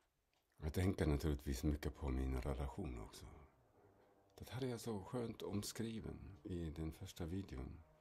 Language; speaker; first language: Swedish; non-native, fluent; German